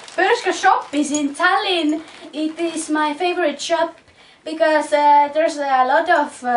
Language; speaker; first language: English; non-native, learner; Estonian